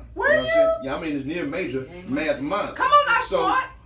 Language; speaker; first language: English; native; English